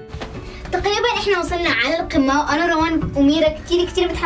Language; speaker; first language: Arabic; native; Arabic